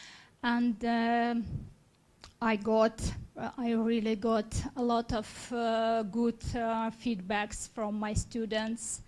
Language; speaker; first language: English; non-native, learner; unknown